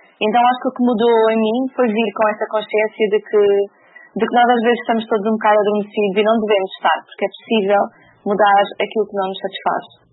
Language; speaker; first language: Portuguese; native; Portuguese